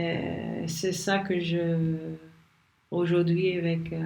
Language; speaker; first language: French; non-native, learner; English